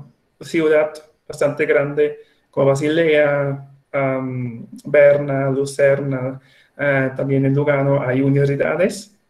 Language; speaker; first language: Spanish; non-native, fluent; Swiss German